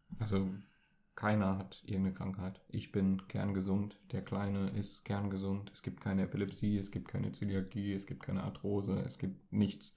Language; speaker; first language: German; early bilingual, other home language; Turkish